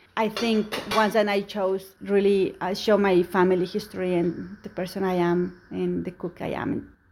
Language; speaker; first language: English; non-native, fluent; Spanish